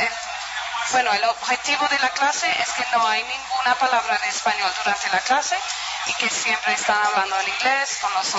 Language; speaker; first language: Spanish; non-native, fluent; English